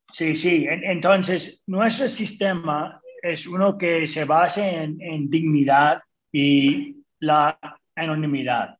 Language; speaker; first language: Spanish; early bilingual, other home language; English